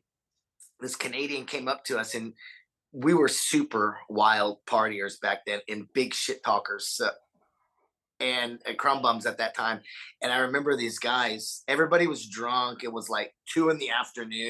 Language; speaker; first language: English; native; English